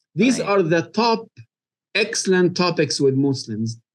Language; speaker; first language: English; non-native, fluent; Arabic